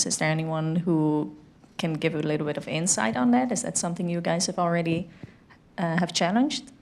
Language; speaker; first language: English; non-native, fluent; Dutch